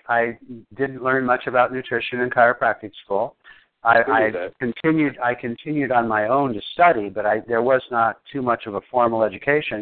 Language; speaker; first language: English; native; English